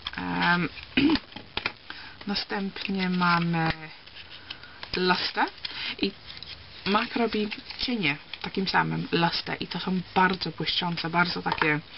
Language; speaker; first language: Polish; early bilingual, heritage; Polish